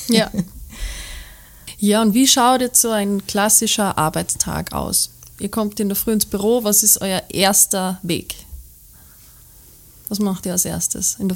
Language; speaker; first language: German; native; German